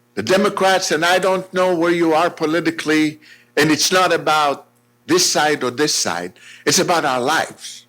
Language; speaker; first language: English; non-native, fluent; Hebrew